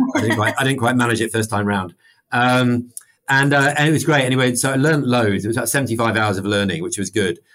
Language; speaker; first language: English; native; English